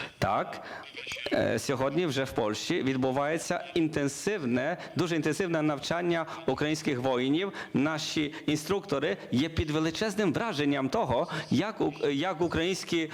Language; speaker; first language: Ukrainian; non-native, learner; Polish